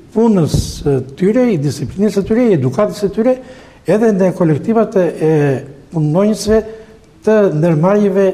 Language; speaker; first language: Albanian; native; Albanian